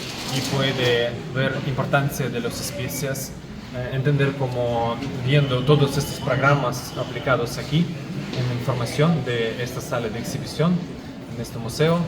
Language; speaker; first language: Spanish; non-native, learner; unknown